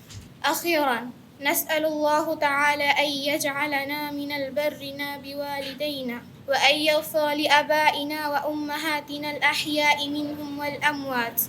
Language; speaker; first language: Arabic; non-native, learner; Bangla